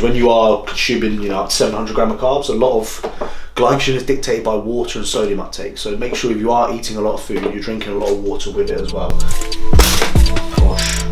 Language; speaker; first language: English; native; English